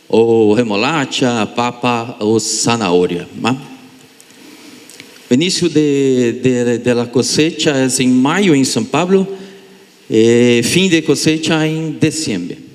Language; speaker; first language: Spanish; non-native, learner; Portuguese